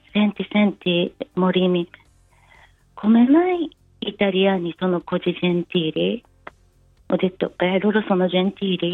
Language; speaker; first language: Italian; non-native, fluent; Japanese